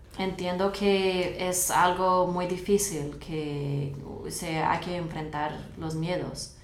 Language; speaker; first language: Spanish; non-native, fluent; English